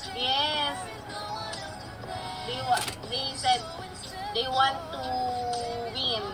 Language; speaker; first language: English; non-native, local second language; Filipino